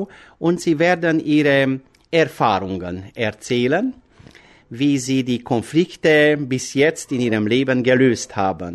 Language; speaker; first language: German; non-native, fluent; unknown